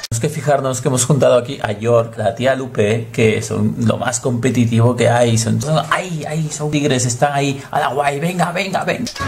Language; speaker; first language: Spanish; native; Spanish